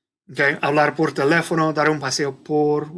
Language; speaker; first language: Spanish; non-native, fluent; English